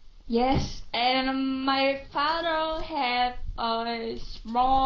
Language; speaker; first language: English; non-native, learner; Vietnamese